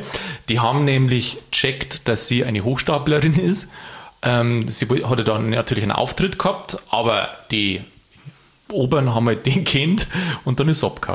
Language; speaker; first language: German; native; German